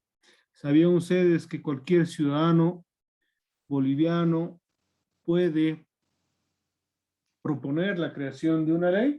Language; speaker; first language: Spanish; native; Spanish